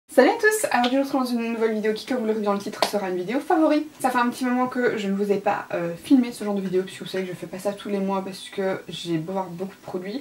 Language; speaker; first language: French; native; French